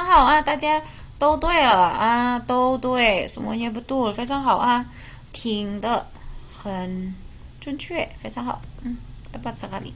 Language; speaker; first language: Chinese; non-native, fluent; Indonesian